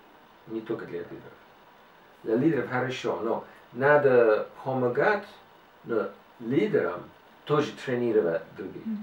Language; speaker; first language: Russian; non-native, fluent; English